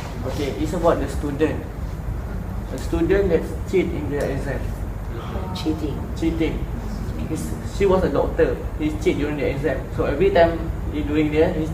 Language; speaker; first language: English; non-native, local second language; Malay